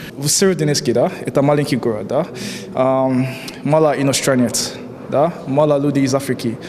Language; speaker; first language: Russian; non-native, learner; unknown